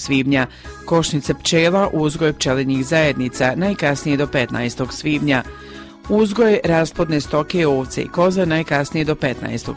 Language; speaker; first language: Bosnian; native; Bosnian